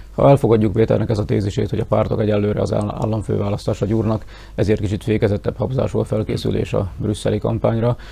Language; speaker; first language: Hungarian; native; Hungarian